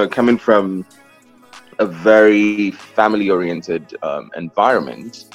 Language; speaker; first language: English; non-native, local second language; Igbo